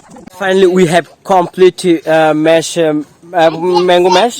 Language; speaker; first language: English; non-native, local second language; Bangla